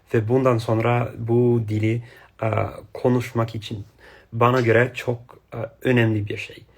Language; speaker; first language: Turkish; non-native, learner; English